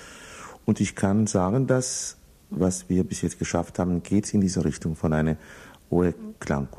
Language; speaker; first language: German; non-native, fluent; Italian